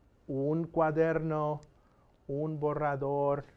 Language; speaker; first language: Spanish; non-native, fluent; English